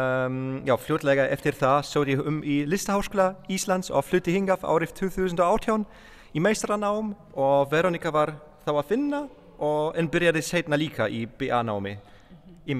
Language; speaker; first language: Icelandic; non-native, fluent; Polish